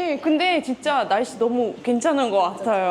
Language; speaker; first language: Korean; non-native, fluent; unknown